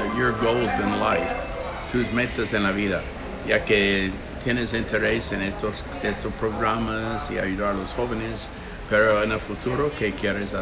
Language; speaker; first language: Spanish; non-native, fluent; English